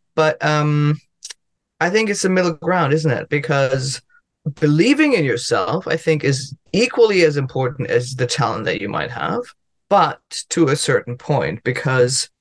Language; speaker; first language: English; non-native, fluent; German